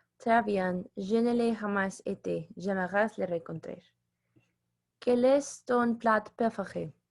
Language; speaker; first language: French; non-native, learner; Spanish